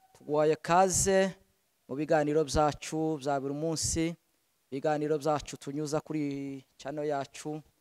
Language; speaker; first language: Kinyarwanda; native; Kinyarwanda